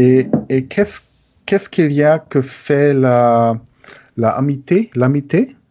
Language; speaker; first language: French; non-native, learner; German